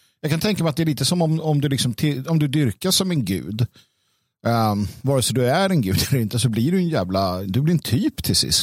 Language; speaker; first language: Swedish; native; Swedish